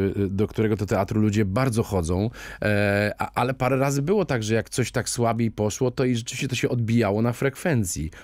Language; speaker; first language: Polish; native; Polish